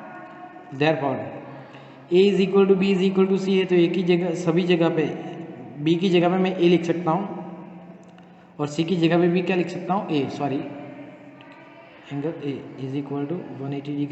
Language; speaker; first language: Hindi; native; Hindi